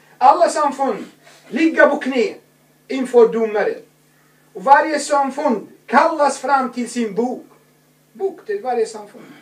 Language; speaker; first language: Swedish; non-native, fluent; Arabic